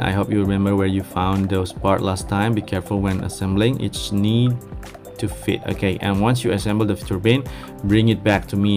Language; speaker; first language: English; non-native, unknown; Indonesian